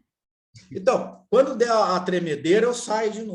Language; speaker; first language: Portuguese; native; Portuguese